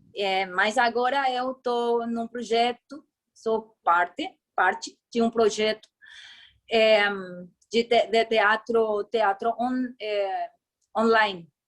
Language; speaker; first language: Portuguese; non-native, learner; Spanish